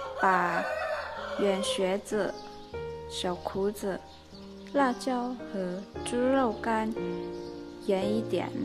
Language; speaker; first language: Chinese; non-native, learner; Lao